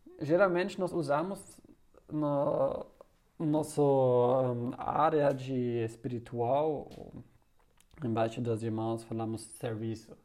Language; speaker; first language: Portuguese; non-native, learner; German